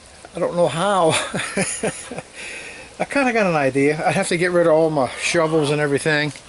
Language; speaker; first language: English; native; English